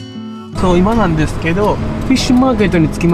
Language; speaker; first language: Japanese; native; Japanese